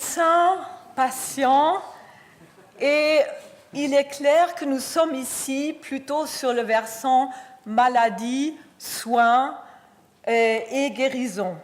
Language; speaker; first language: French; non-native, fluent; German